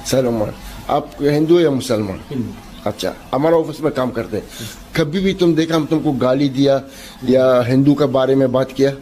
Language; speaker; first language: Hindi; non-native, learner; Arabic